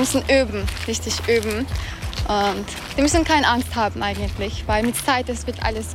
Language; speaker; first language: German; non-native, fluent; Turkish